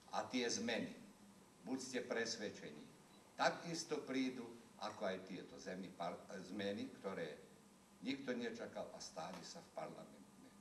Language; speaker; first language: Slovak; early bilingual, heritage; Slovak